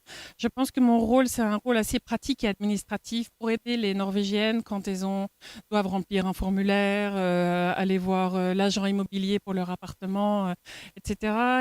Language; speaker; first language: French; non-native, fluent; Norwegian